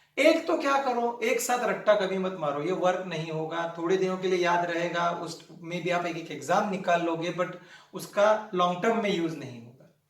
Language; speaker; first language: Hindi; non-native, local second language; Marathi